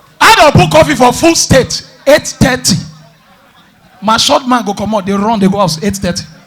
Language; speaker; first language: Nigerian Pidgin; native; Nigerian Pidgin